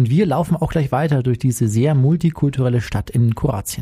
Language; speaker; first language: German; native; German